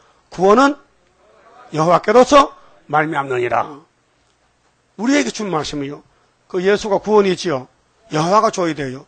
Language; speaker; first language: Korean; native; Korean